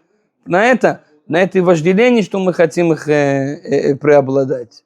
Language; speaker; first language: Russian; non-native, fluent; Hebrew